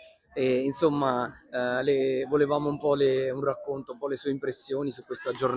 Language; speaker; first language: Italian; native; Italian